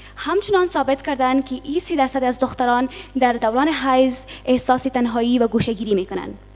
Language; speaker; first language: Persian; non-native, local second language; Pashto